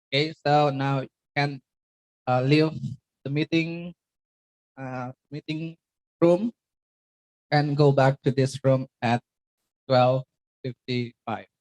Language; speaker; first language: English; non-native, fluent; Indonesian